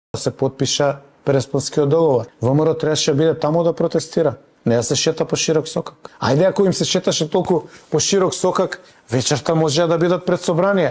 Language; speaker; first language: Macedonian; native; Macedonian